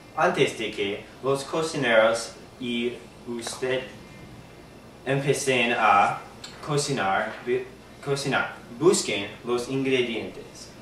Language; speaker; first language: Spanish; non-native, learner; English